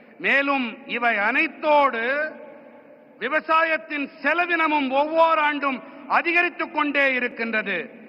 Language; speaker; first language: Tamil; native; Tamil